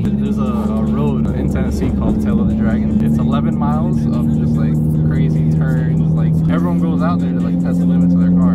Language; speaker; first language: English; native; English